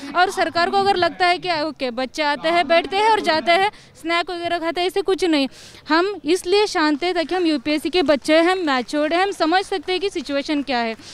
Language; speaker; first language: Hindi; non-native, local second language; Kannada